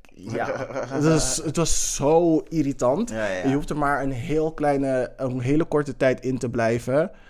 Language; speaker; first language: Dutch; early bilingual, other home language; English